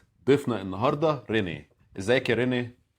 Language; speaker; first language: Arabic; native; Arabic